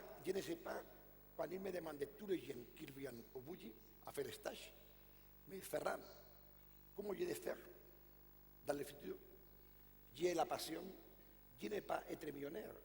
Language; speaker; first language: French; non-native, fluent; Catalan